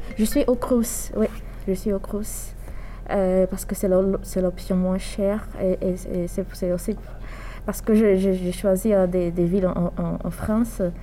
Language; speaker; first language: French; non-native, fluent; Portuguese